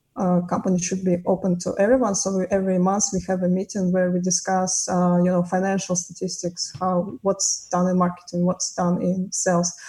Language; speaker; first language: English; non-native, fluent; Russian